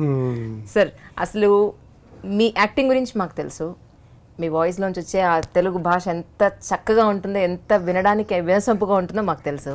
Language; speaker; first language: Telugu; native; Telugu